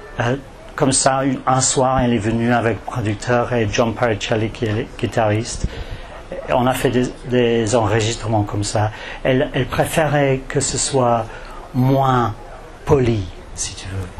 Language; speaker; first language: French; non-native, fluent; English